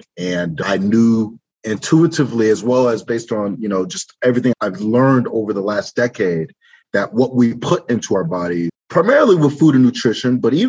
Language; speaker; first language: English; native; English